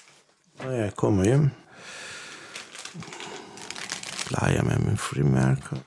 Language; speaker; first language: Danish; non-native, fluent; Turkish